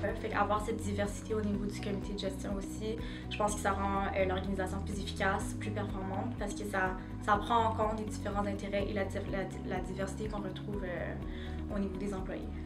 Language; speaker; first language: French; early bilingual, other home language; Vietnamese